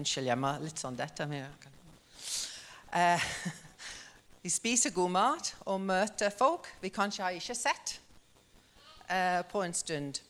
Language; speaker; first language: Norwegian; non-native, fluent; English